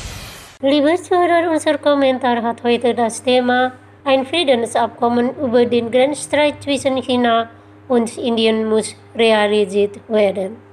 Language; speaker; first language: German; non-native, fluent; Indonesian